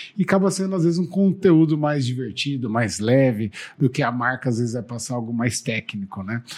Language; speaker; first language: Portuguese; native; Portuguese